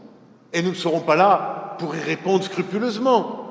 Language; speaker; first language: French; native; French